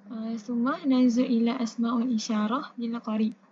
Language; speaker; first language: Arabic; non-native, learner; Malay